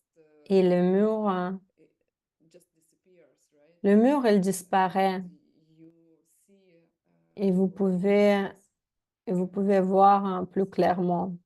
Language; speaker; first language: French; non-native, fluent; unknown